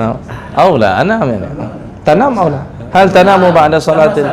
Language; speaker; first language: Arabic; non-native, fluent; Indonesian